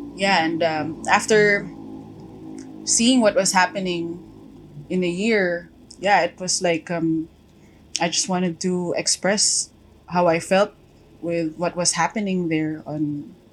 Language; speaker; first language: English; non-native, local second language; Filipino